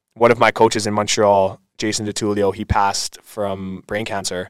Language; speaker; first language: English; native; English